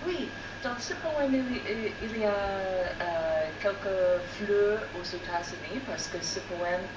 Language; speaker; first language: French; non-native, fluent; English